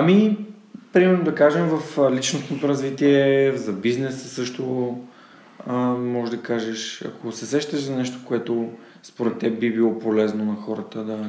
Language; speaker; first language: Bulgarian; native; Bulgarian